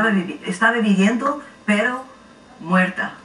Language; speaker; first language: Spanish; non-native, learner; Portuguese